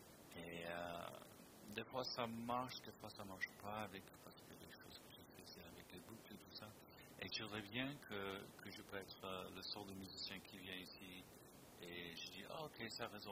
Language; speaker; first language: French; non-native, fluent; English